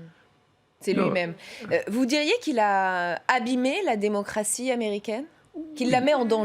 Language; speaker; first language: French; native; French